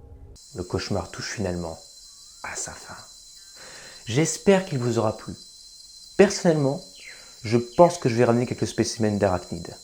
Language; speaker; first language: French; native; French